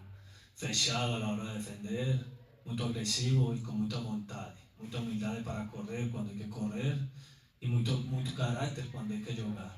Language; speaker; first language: Portuguese; non-native, learner; Spanish